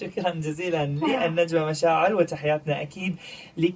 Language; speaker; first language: Arabic; native; Arabic